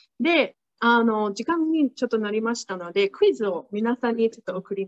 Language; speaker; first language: Japanese; non-native, fluent; English